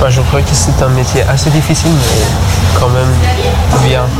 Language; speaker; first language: French; non-native, learner; Persian